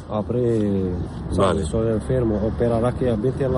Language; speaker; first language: Spanish; non-native, learner; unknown